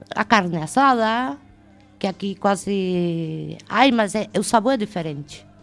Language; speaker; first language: Spanish; non-native, learner; Portuguese